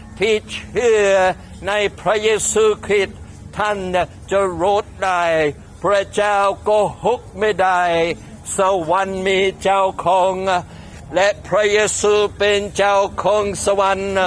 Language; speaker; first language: Thai; non-native, fluent; English